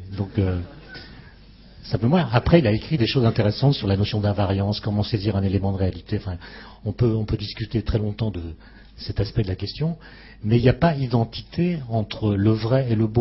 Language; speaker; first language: French; native; French